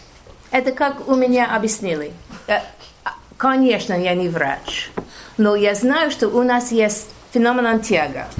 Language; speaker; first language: Russian; non-native, learner; English